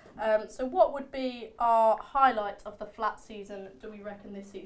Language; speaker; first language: English; native; English